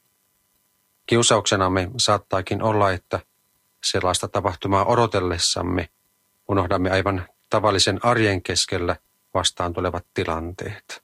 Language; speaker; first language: Finnish; native; Finnish